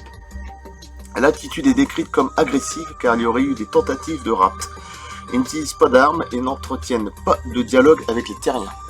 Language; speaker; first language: French; native; French